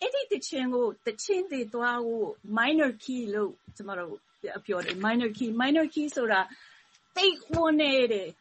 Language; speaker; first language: Burmese; non-native, learner; Thai